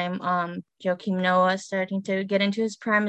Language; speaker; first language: English; native; English